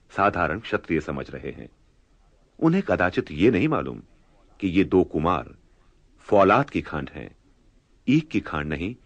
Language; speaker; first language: Hindi; native; Hindi